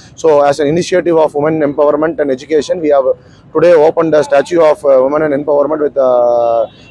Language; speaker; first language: English; non-native, local second language; Tamil